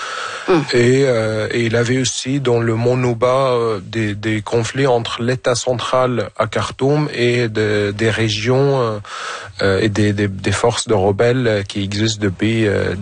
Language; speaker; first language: French; non-native, fluent; Arabic